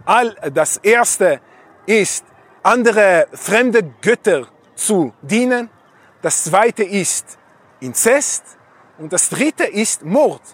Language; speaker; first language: German; non-native, fluent; Hebrew